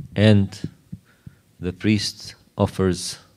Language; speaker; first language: English; non-native, fluent; Arabic